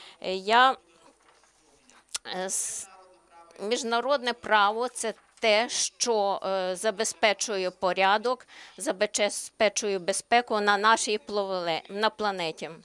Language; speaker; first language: Ukrainian; non-native, learner; Slovenian